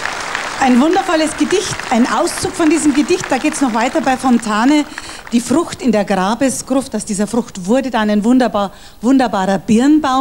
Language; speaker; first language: German; native; German